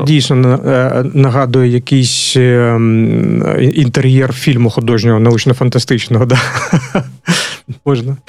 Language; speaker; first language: Ukrainian; native; Ukrainian